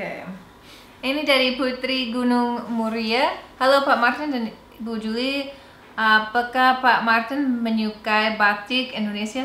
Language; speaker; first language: Indonesian; non-native, fluent; English